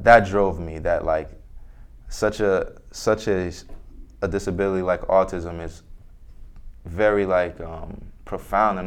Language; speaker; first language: English; native; English